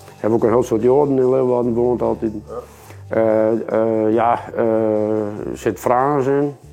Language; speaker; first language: Dutch; native; Dutch